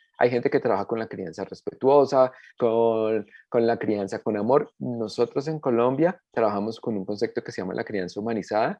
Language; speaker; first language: Spanish; native; Spanish